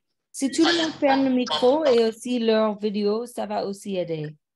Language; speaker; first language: French; non-native, fluent; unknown